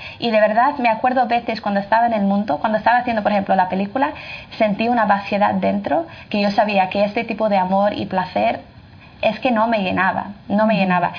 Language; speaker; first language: Spanish; non-native, fluent; French